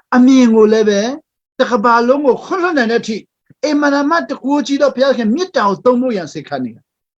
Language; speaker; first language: Burmese; non-native, local second language; Hakha Chin